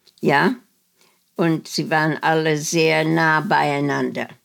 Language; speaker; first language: German; non-native, fluent; Dutch